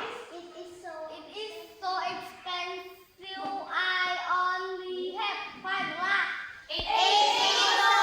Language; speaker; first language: English; non-native, learner; Khmer